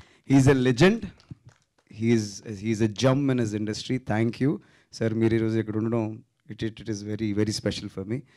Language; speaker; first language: English; non-native, local second language; Telugu